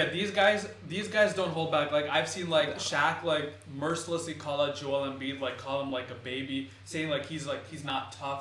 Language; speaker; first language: English; native; English